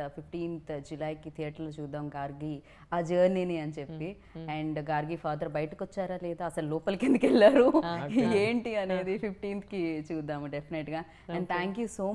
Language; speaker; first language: Telugu; native; Telugu